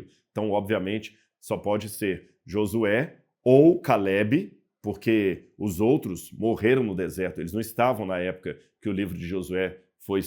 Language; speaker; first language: Portuguese; native; Portuguese